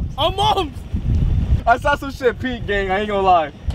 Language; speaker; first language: English; early bilingual, other home language; Spanish